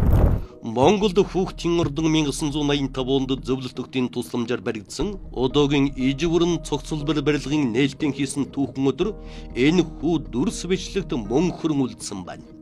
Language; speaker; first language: Mongolian; native; Mongolian